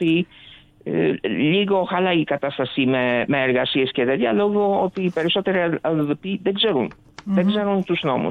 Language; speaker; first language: Greek; early bilingual, other home language; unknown